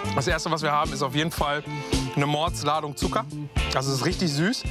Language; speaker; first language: German; native; German